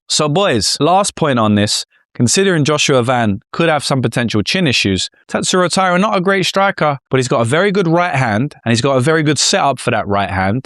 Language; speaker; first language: English; native; English